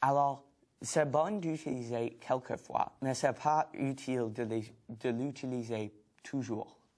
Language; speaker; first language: French; non-native, learner; English